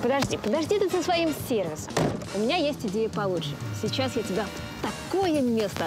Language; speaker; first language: Russian; native; Russian